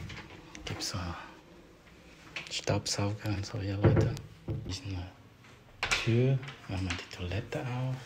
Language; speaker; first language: German; non-native, fluent; Vietnamese